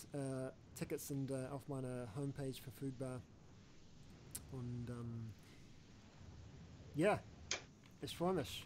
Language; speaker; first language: German; non-native, learner; English